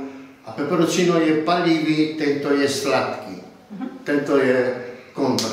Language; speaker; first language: Czech; non-native, learner; Italian